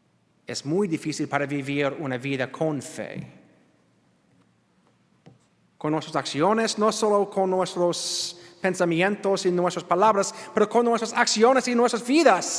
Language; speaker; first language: Spanish; non-native, learner; English